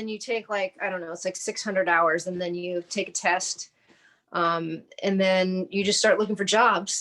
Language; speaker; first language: English; native; English